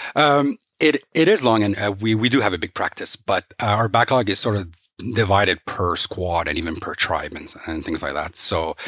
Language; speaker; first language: English; non-native, fluent; French